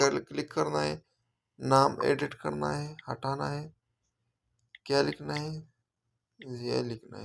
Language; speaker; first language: Hindi; non-native, local second language; Punjabi